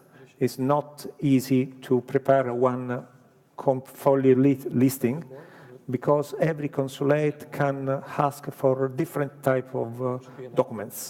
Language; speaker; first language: English; non-native, learner; Italian